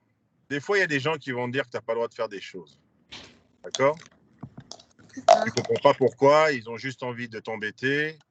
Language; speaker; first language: French; native; French